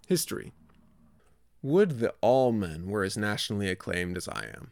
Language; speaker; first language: English; native; English